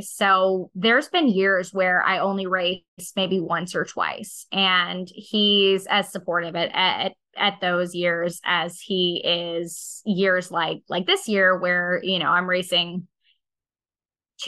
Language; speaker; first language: English; native; English